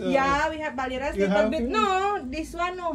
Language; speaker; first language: English; non-native, learner; Balinese